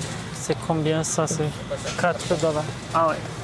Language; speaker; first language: French; non-native, fluent; Portuguese